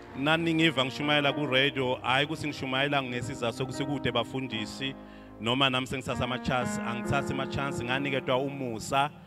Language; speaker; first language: Zulu; non-native, local second language; Swati